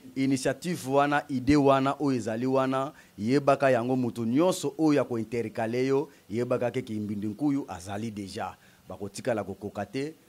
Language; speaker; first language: Lingala; non-native, local second language; Kongo